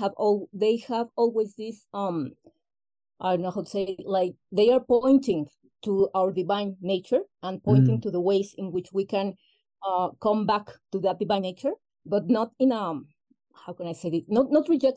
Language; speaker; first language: English; non-native, fluent; Spanish